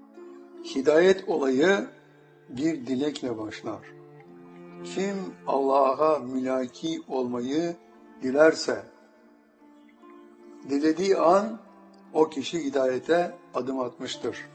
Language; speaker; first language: Turkish; native; Turkish